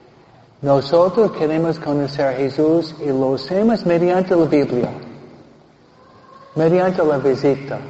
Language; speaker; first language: Spanish; non-native, fluent; English